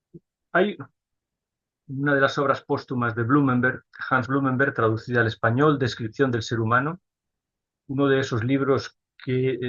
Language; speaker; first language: Spanish; native; Spanish